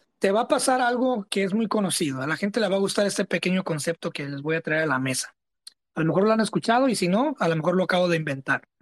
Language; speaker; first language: Spanish; early bilingual, heritage; Spanish